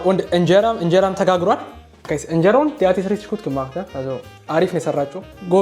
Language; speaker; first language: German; early bilingual, other home language; Amharic